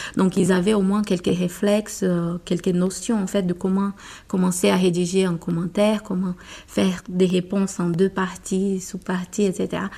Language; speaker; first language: French; non-native, fluent; Portuguese